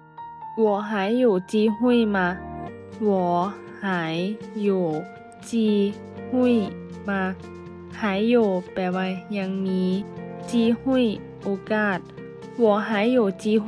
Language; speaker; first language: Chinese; non-native, fluent; Lao